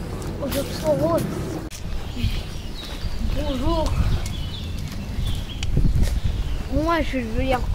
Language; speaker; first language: French; early bilingual, other home language; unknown